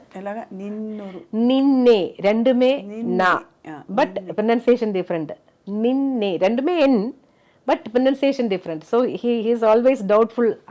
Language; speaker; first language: Telugu; non-native, learner; Malayalam